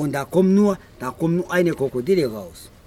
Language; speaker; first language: German; non-native, local second language; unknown